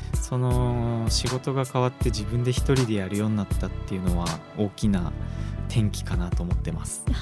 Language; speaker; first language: Japanese; native; Japanese